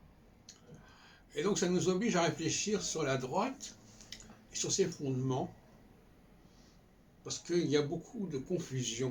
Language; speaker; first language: French; native; French